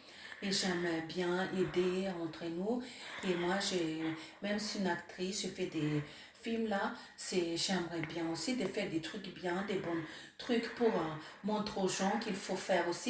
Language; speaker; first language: French; non-native, local second language; Malagasy